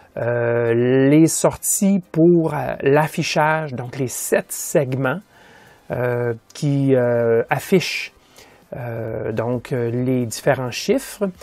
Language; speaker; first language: French; native; French